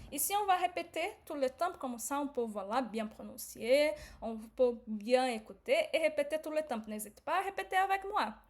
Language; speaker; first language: French; non-native, fluent; Portuguese